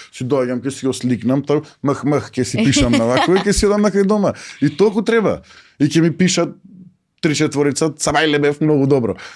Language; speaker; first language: Macedonian; native; Macedonian